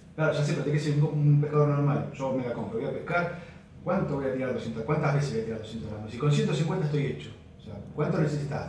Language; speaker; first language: Spanish; native; Spanish